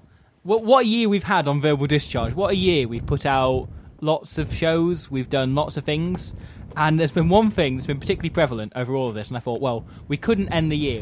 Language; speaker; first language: English; native; English